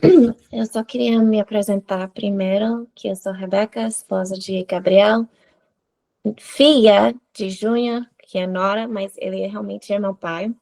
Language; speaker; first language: Portuguese; non-native, fluent; English